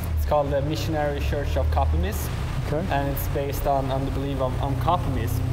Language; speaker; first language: English; native; English